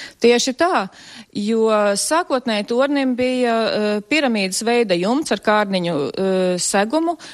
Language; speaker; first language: Latvian; native; Latvian